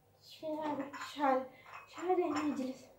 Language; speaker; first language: Arabic; non-native, learner; Oromo